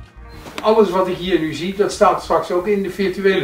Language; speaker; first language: Dutch; native; Dutch